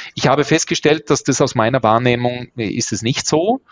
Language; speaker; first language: German; native; German